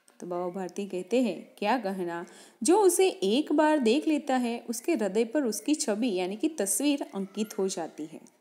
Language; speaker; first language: Hindi; non-native, local second language; Gujarati